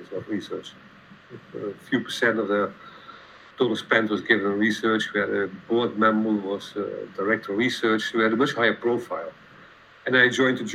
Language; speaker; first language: English; non-native, fluent; Dutch